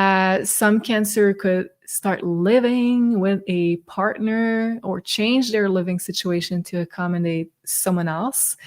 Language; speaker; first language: English; non-native, fluent; French